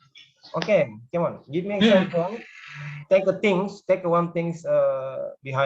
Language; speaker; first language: English; non-native, learner; Indonesian